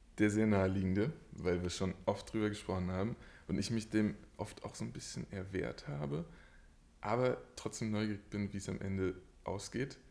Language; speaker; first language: German; native; German